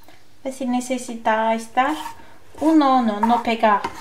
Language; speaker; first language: Spanish; non-native, learner; Turkish